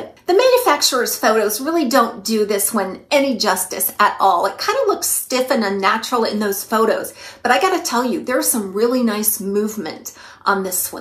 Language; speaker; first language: English; native; English